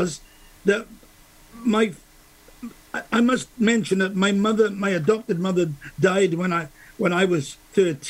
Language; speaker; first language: English; native; English